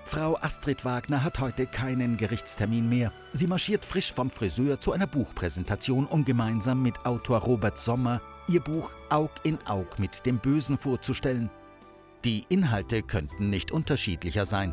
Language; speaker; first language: German; native; German